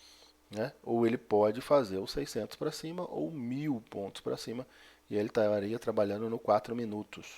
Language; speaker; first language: Portuguese; native; Portuguese